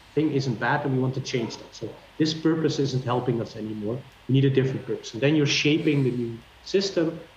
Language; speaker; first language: English; non-native, fluent; Dutch